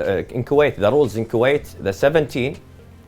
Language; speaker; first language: English; non-native, learner; Arabic